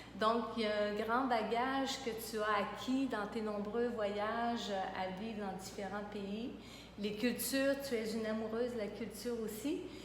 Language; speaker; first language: French; native; French